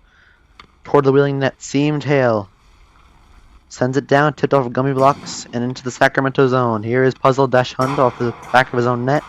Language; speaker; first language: English; native; English